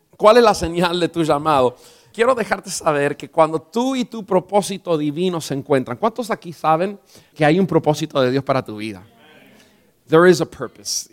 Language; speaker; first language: Spanish; early bilingual, heritage; Spanish